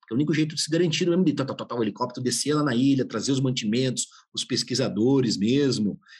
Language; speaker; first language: Portuguese; native; Portuguese